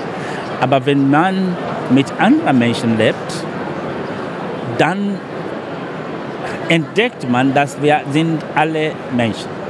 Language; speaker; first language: German; non-native, fluent; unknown